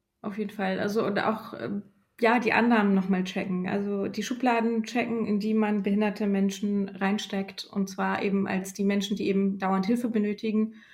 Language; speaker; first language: German; early bilingual, other home language; Polish